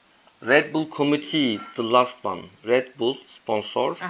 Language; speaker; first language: English; non-native, learner; Turkish